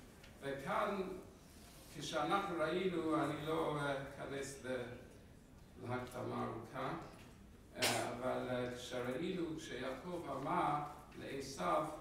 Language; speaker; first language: Hebrew; non-native, fluent; English